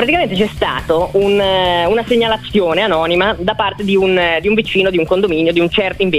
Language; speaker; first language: Italian; native; Italian